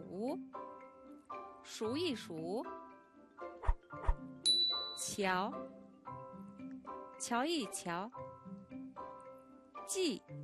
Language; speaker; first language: Chinese; non-native, fluent; Mongolian